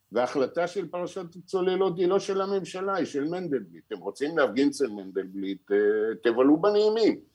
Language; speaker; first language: Hebrew; native; Hebrew